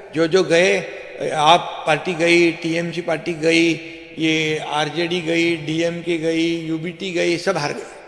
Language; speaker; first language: Hindi; non-native, local second language; Marathi